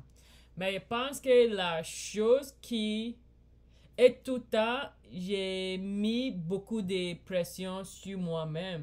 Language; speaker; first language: French; non-native, learner; English